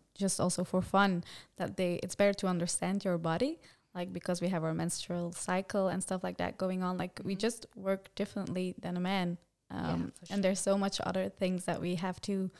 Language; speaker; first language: English; non-native, fluent; Dutch